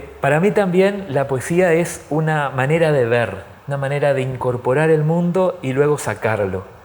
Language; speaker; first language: Spanish; native; Spanish